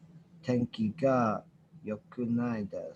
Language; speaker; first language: Japanese; non-native, learner; English